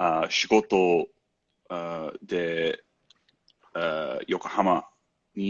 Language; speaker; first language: Japanese; non-native, learner; English